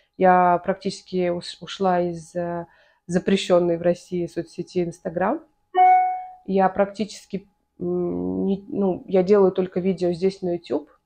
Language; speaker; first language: Russian; native; Russian